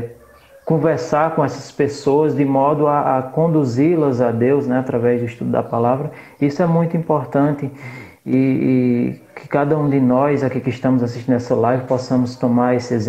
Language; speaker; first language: Portuguese; native; Portuguese